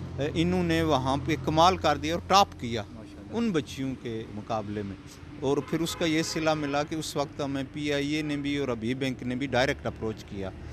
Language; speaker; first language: Urdu; non-native, local second language; Pahari-Potwari